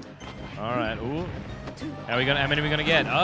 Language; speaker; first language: English; native; English